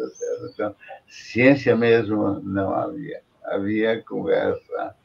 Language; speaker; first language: Portuguese; native; Portuguese